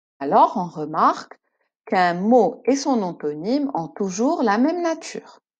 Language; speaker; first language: French; non-native, local second language; Arabic